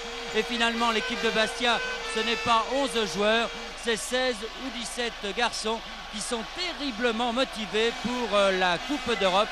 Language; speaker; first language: French; native; French